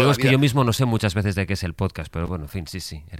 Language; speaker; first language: Spanish; native; Spanish